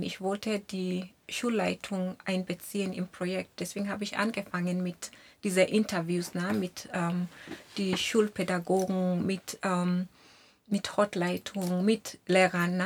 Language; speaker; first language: German; non-native, fluent; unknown